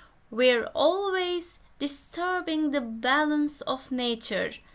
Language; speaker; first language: English; non-native, fluent; Turkish